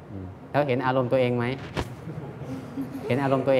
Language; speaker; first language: Thai; native; Thai